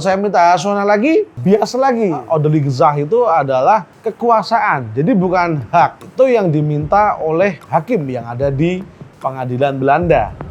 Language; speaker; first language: Indonesian; native; Indonesian